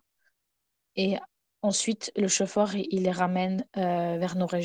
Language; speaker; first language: French; non-native, fluent; Ukrainian